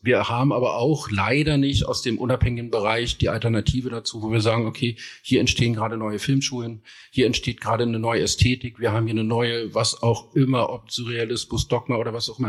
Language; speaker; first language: German; native; German